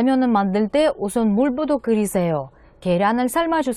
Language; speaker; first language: Korean; non-native, fluent; Russian